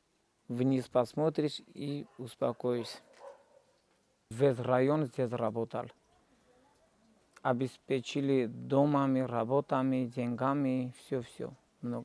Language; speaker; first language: Russian; non-native, local second language; Armenian